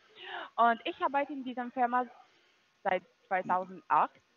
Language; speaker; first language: German; non-native, fluent; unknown